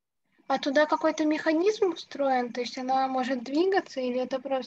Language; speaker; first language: Russian; native; Russian